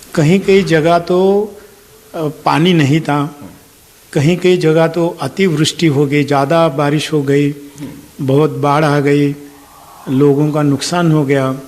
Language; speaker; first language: Hindi; non-native, local second language; Marathi